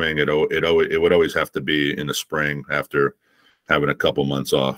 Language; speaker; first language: English; native; English